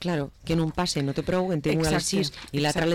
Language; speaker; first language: Catalan; native; Catalan